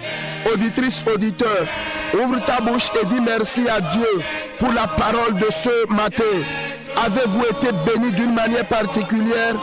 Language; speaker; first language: French; non-native, local second language; Fon